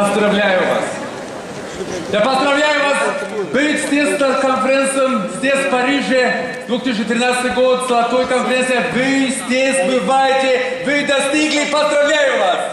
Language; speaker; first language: Russian; non-native, learner; Swedish